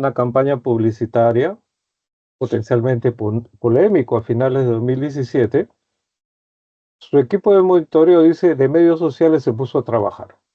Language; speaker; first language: Spanish; native; Spanish